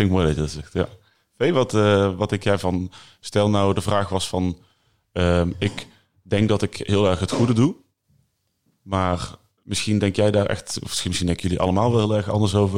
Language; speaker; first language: Dutch; native; Dutch